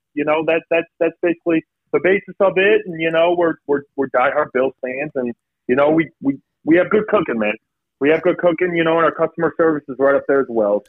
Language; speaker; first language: English; native; English